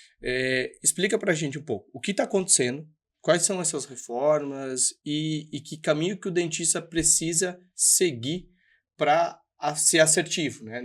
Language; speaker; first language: Portuguese; native; Portuguese